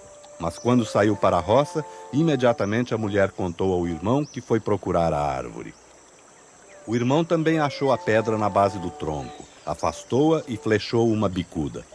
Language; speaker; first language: Portuguese; native; Portuguese